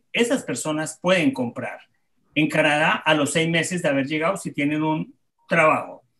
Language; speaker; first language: Spanish; native; Spanish